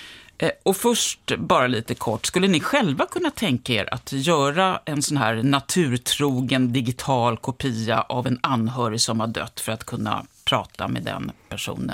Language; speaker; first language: Swedish; native; Swedish